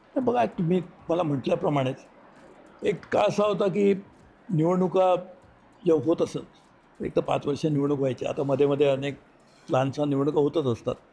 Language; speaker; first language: Marathi; native; Marathi